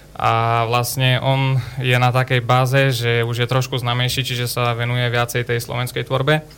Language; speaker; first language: Slovak; non-native, local second language; Rusyn